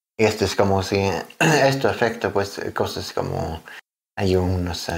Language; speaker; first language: Spanish; non-native, learner; English